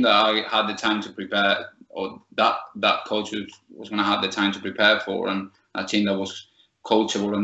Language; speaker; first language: English; non-native, fluent; Spanish